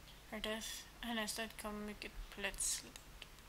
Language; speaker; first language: Swedish; non-native, learner; German